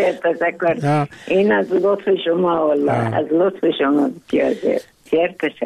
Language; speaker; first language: Persian; non-native, learner; Arabic